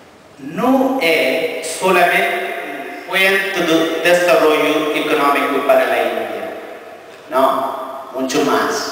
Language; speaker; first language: Spanish; non-native, fluent; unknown